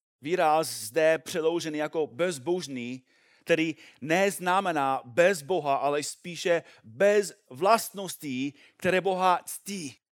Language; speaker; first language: Czech; non-native, fluent; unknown